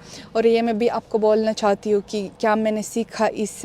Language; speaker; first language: Hindi; non-native, fluent; Russian